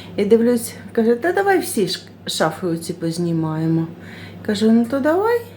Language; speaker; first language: Ukrainian; native; Ukrainian